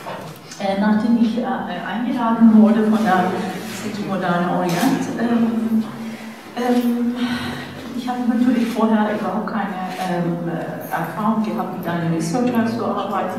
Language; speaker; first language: German; non-native, fluent; Turkish